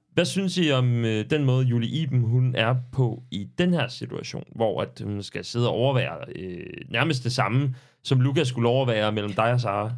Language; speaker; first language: Danish; native; Danish